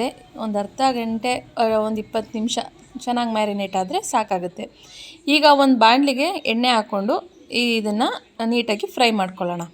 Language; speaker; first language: Kannada; native; Kannada